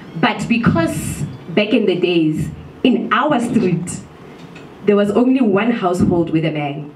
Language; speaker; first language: English; non-native, local second language; Southern Sotho